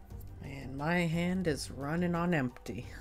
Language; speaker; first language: English; native; English